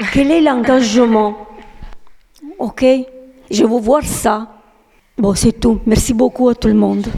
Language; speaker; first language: French; non-native, fluent; Italian